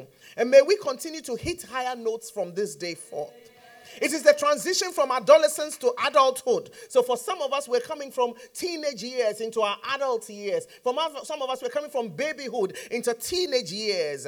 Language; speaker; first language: English; non-native, local second language; Akan